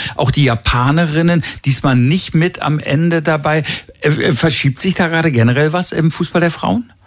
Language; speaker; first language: German; native; German